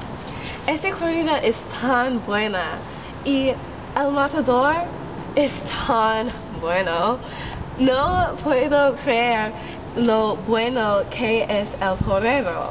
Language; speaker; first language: Spanish; non-native, learner; English